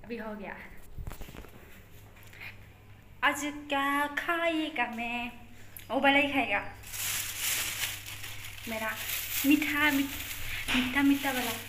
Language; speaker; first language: Hindi; non-native, local second language; Bodo